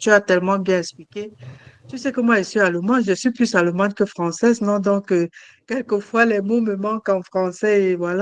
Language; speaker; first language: French; non-native, fluent; German